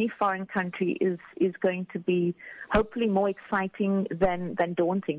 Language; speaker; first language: English; native; English